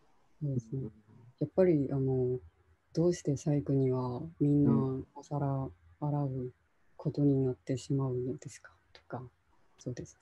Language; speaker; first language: Japanese; non-native, local second language; Chinese